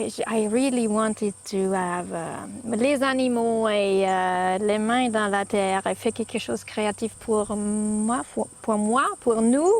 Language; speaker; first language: French; non-native, learner; English